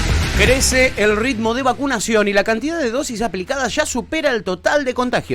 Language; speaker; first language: Spanish; native; Spanish